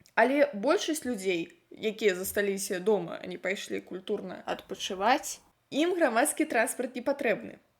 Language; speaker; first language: Belarusian; non-native, local second language; Russian